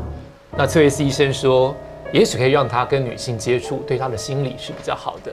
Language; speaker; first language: Chinese; native; Chinese